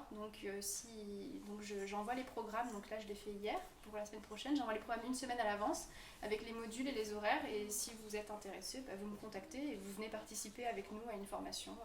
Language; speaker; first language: French; native; French